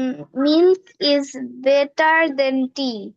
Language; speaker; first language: English; non-native, learner; Bangla